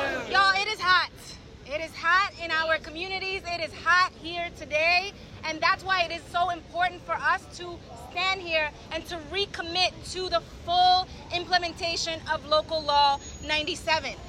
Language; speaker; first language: English; early bilingual, other home language; Spanish